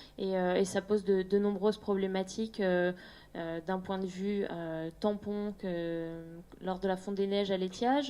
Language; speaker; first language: French; native; French